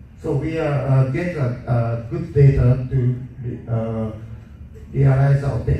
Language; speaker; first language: English; non-native, learner; Japanese